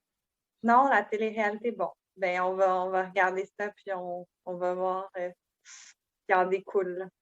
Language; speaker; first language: French; native; French